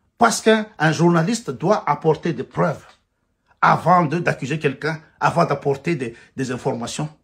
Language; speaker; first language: French; non-native, local second language; Malagasy